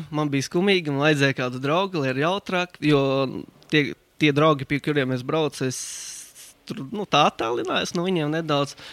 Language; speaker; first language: Latvian; native; Latvian